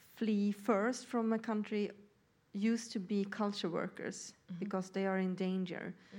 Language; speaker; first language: English; non-native, fluent; Swedish